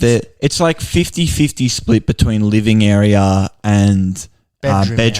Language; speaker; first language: English; native; English